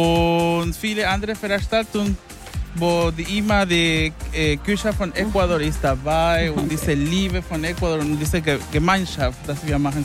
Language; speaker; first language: German; non-native, fluent; Spanish